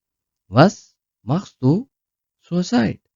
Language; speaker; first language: German; non-native, learner; Urdu